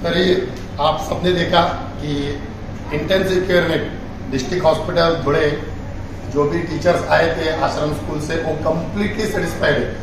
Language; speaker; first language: Hindi; non-native, local second language; Marathi